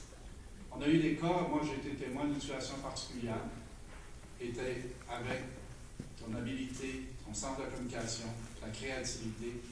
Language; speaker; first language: French; native; French